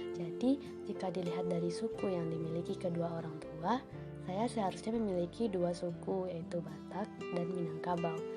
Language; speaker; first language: Indonesian; non-native, local second language; Minangkabau